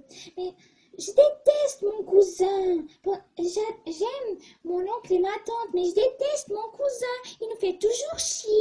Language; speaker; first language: French; non-native, fluent; Portuguese